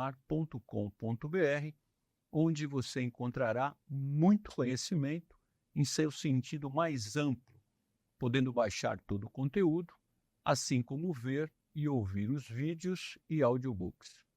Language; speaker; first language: Portuguese; native; Portuguese